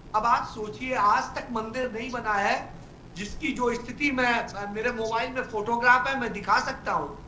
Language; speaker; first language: Hindi; native; Hindi